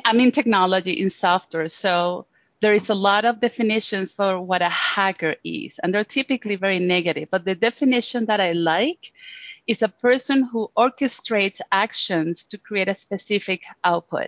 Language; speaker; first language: English; non-native, fluent; Spanish